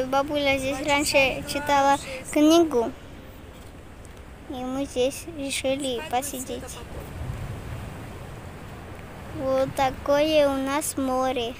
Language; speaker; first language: Russian; early bilingual, heritage; Russian